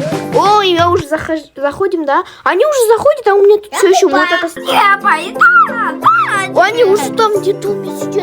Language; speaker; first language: Russian; non-native, local second language; Kazakh